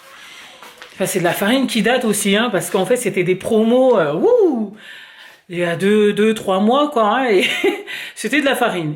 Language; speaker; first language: French; native; French